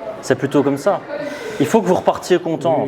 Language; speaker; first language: French; native; French